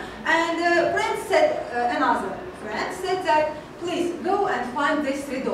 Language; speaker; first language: English; non-native, learner; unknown